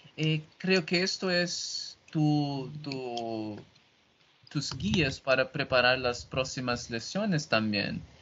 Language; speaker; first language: Spanish; non-native, learner; Portuguese